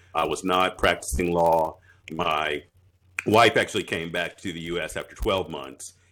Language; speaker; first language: English; native; English